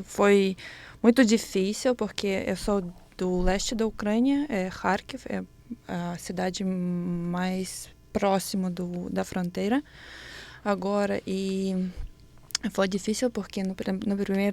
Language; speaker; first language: Portuguese; non-native, learner; Ukrainian